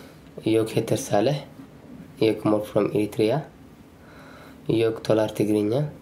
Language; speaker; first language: Swedish; non-native, learner; Tigrinya